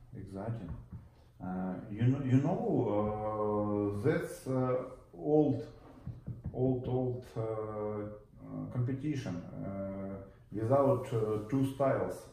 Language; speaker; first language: English; non-native, learner; Russian